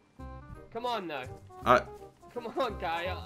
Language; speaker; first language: English; native; English